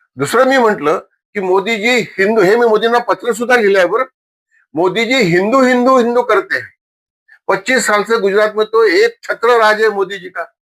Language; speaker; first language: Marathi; non-native, local second language; Marwari